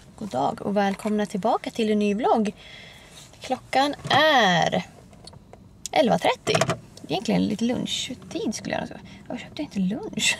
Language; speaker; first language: Swedish; native; Swedish